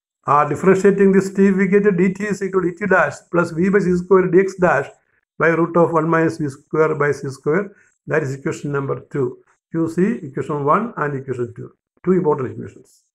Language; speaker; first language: English; non-native, local second language; Malayalam